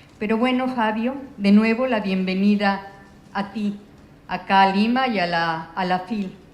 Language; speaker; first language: Spanish; native; Spanish